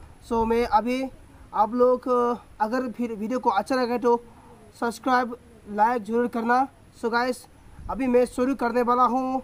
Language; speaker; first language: Hindi; non-native, local second language; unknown